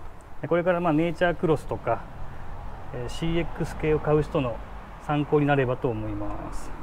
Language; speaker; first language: Japanese; native; Japanese